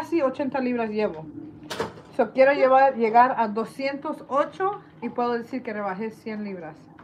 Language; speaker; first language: Spanish; early bilingual, heritage; Spanish